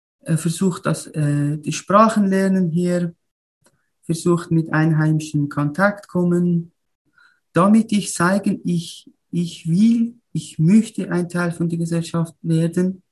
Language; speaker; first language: German; non-native, learner; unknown